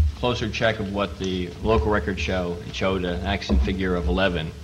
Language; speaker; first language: English; native; English